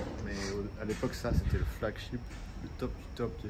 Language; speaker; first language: French; non-native, fluent; Japanese